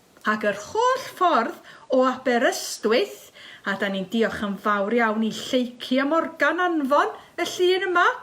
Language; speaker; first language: Welsh; native; Welsh